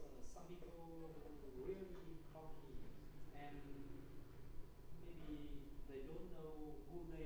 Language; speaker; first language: English; non-native, learner; Vietnamese